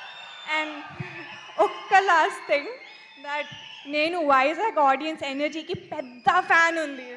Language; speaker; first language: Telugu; non-native, learner; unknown